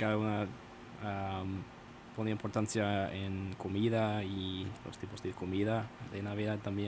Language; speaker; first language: Spanish; non-native, learner; English